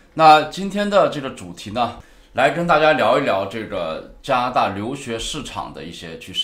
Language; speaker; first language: Chinese; native; Chinese